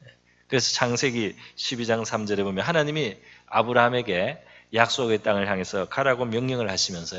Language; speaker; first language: Korean; native; Korean